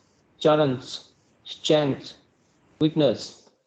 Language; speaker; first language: English; non-native, learner; Vietnamese